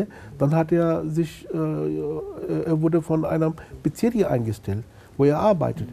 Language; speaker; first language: German; non-native, fluent; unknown